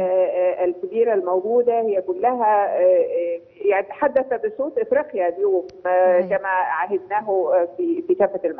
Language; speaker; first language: Arabic; native; Arabic